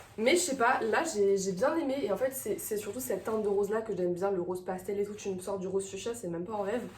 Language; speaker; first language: French; native; French